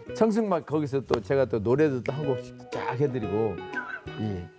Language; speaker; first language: Korean; native; Korean